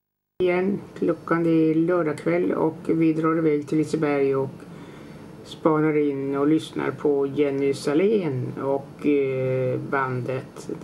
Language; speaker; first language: Swedish; native; Swedish